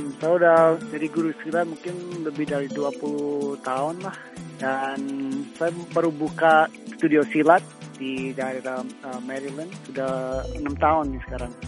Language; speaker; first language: Indonesian; early bilingual, heritage; Indonesian